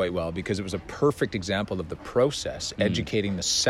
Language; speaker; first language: English; native; English